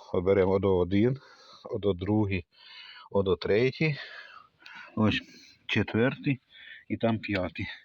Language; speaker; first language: Ukrainian; native; Ukrainian